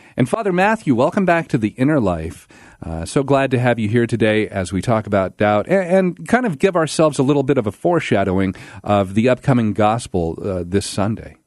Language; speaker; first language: English; native; English